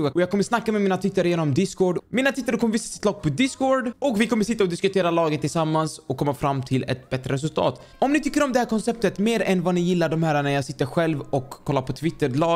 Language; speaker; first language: Swedish; native; Swedish